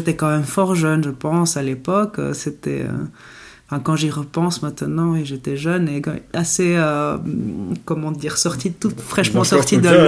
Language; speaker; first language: French; non-native, fluent; Greek